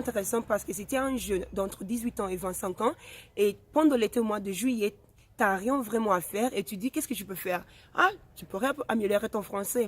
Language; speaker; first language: French; non-native, fluent; Spanish